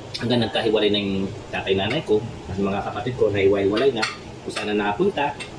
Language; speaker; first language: Filipino; non-native, local second language; Pampanga